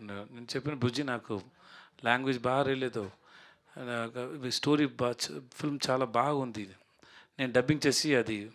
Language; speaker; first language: Telugu; non-native, learner; Tamil